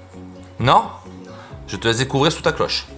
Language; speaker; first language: French; native; French